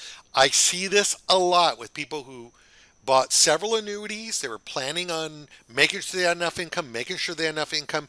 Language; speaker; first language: English; native; English